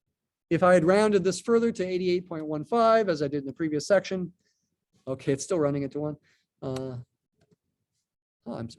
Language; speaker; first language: English; native; English